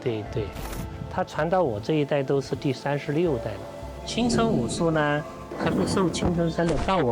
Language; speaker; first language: Chinese; native; Chinese